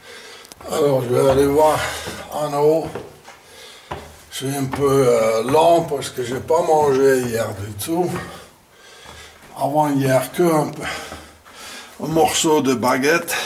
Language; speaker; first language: French; non-native, fluent; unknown